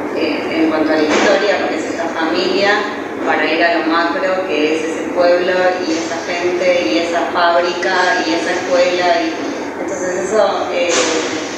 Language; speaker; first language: Spanish; native; Spanish